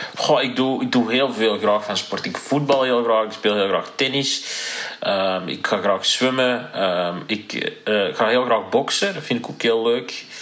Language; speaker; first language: Dutch; native; Dutch